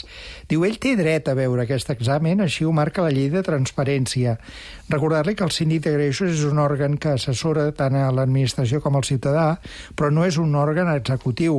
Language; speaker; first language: Catalan; native; Catalan